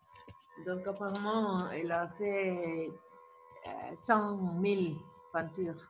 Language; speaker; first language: French; non-native, fluent; Norwegian